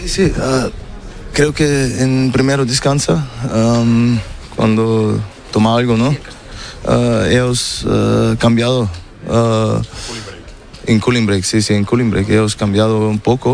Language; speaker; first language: Spanish; non-native, learner; German